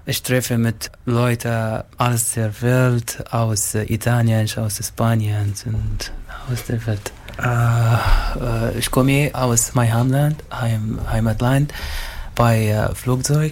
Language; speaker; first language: German; non-native, learner; Arabic